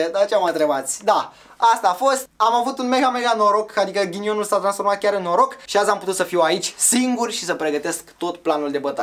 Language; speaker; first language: Romanian; native; Romanian